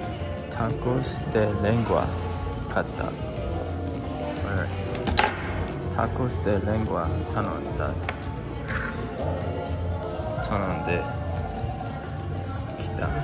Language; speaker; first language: Japanese; non-native, learner; English